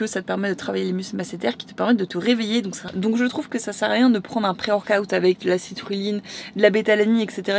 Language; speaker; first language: French; native; French